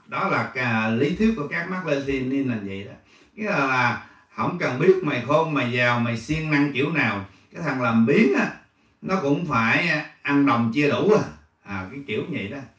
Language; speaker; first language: Vietnamese; native; Vietnamese